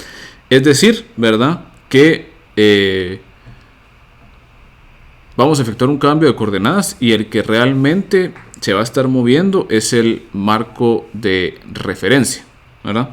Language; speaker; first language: Spanish; native; Spanish